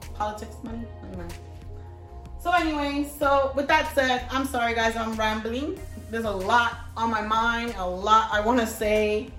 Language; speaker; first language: English; early bilingual, other home language; Spanish